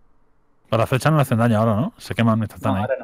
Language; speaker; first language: Spanish; native; Spanish